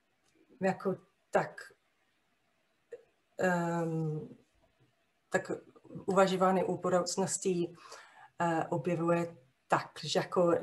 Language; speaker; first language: Czech; non-native, fluent; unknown